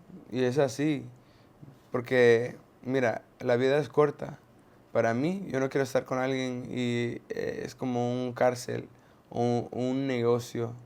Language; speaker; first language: Spanish; non-native, learner; English